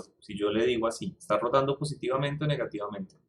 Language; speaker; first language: Spanish; native; Spanish